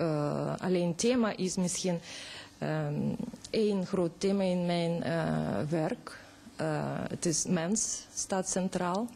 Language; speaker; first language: Dutch; non-native, fluent; Russian